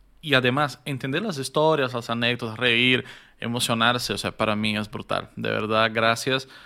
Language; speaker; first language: Spanish; native; Spanish